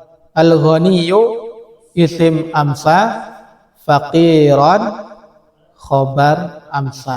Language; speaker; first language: Arabic; non-native, fluent; Indonesian